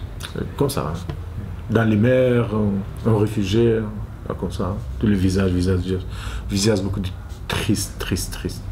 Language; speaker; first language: French; non-native, learner; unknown